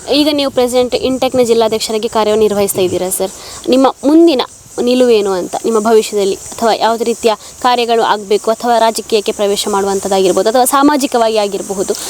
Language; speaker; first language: Kannada; native; Kannada